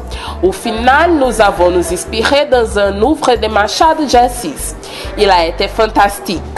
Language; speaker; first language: French; non-native, learner; Portuguese